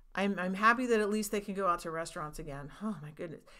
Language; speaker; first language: English; native; English